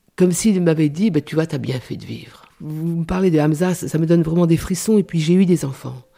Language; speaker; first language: French; non-native, local second language; Réunion Creole French